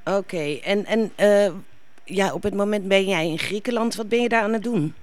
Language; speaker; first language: Dutch; native; Dutch